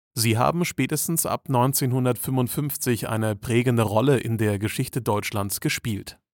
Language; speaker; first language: German; native; German